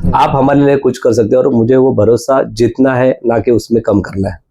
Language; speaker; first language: Hindi; non-native, local second language; Marathi